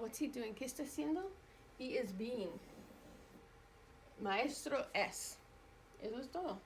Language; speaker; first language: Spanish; non-native, fluent; English